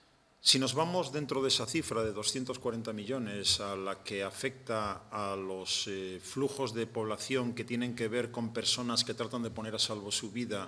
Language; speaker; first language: Spanish; native; Spanish